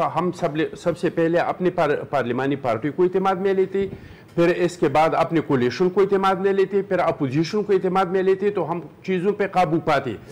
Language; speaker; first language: Urdu; non-native, local second language; Pashto